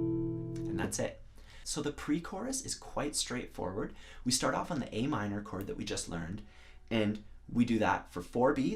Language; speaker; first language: English; native; English